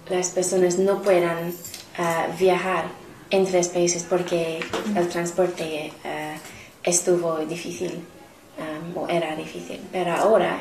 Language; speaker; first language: Spanish; non-native, learner; English